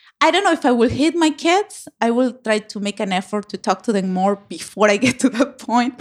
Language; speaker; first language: English; non-native, fluent; Spanish